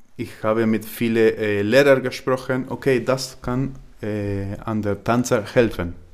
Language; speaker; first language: German; non-native, learner; Spanish